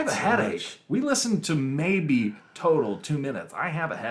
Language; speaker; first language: English; native; English